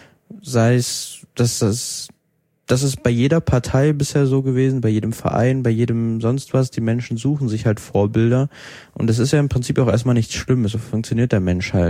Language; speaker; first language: German; native; German